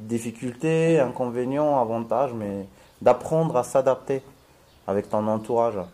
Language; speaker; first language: French; non-native, local second language; Arabic